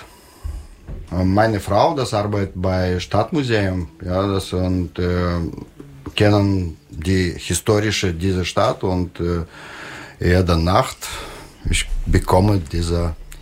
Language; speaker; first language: German; non-native, learner; Russian